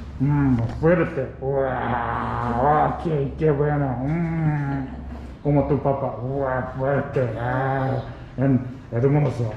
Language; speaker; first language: Spanish; non-native, learner; Korean